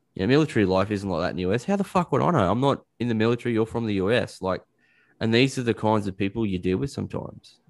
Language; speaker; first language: English; native; English